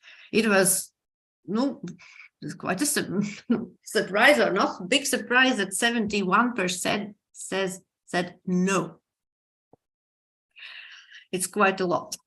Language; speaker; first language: English; non-native, fluent; Latvian